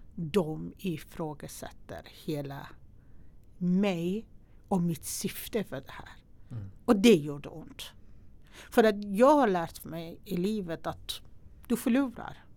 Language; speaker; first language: Swedish; non-native, fluent; Persian